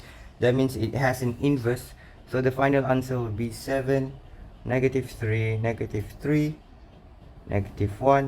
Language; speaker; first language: English; non-native, local second language; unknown